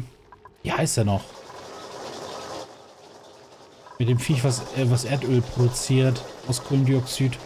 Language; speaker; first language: German; native; German